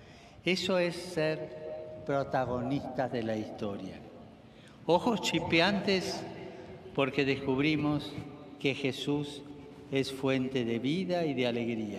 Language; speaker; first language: Spanish; native; Spanish